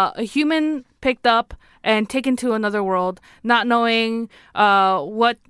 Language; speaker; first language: English; native; English